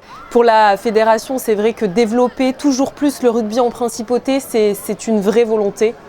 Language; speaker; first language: French; native; French